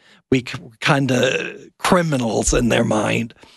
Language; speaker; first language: English; non-native, fluent; German